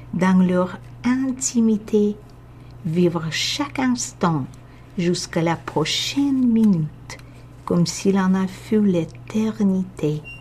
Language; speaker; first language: French; non-native, fluent; Russian